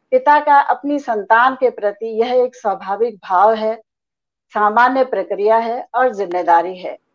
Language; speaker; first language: Hindi; native; Hindi